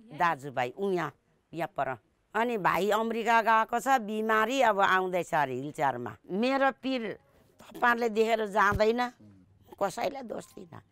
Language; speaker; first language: Nepali; native; Nepali